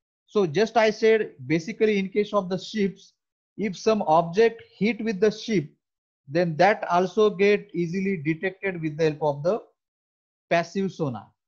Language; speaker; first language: English; non-native, local second language; Marathi